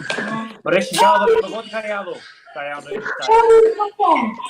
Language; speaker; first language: Welsh; native; Welsh